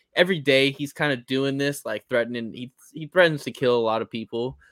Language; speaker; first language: English; native; English